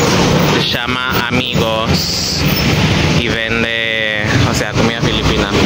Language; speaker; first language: Spanish; non-native, fluent; Portuguese